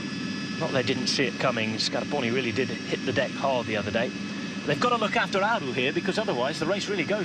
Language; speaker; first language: English; native; English